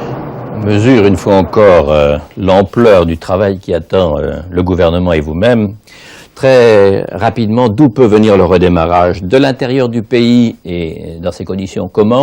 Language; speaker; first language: French; native; French